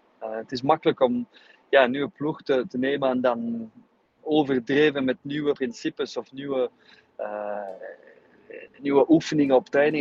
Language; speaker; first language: Dutch; non-native, fluent; English